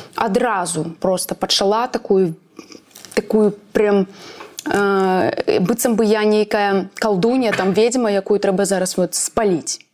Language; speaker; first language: Belarusian; native; Belarusian